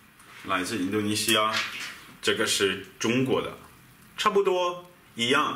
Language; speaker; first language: Chinese; non-native, fluent; German